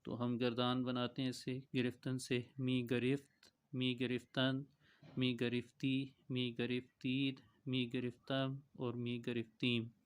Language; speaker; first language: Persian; non-native, fluent; Urdu